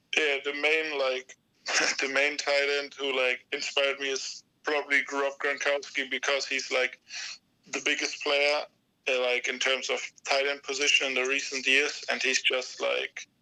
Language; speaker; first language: English; non-native, fluent; German